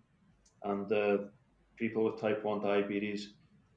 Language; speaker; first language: English; native; English